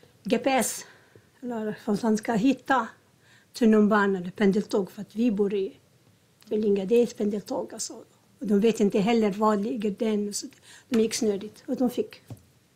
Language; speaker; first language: Swedish; non-native, learner; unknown